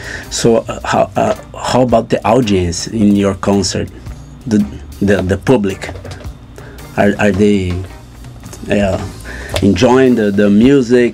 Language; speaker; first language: English; non-native, fluent; Portuguese